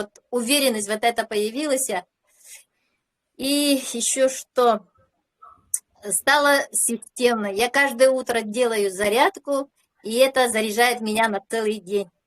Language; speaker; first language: Russian; native; Russian